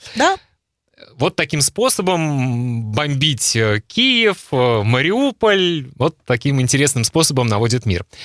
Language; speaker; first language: Russian; native; Russian